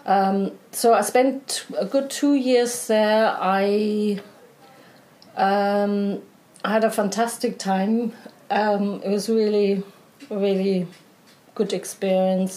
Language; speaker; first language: English; non-native, fluent; German